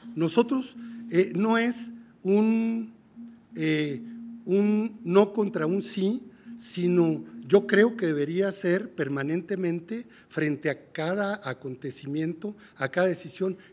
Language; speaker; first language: Spanish; native; Spanish